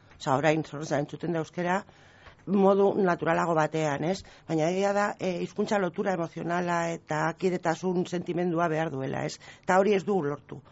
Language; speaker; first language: Basque; non-native, local second language; Spanish